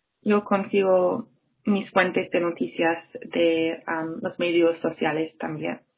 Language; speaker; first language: Spanish; non-native, fluent; English